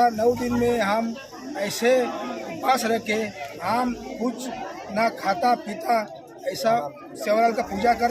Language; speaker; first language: Hindi; non-native, local second language; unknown